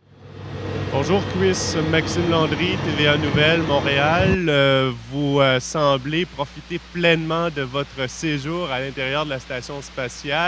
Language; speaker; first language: French; native; French